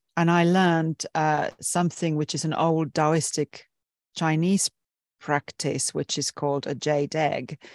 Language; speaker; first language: English; non-native, fluent; Finnish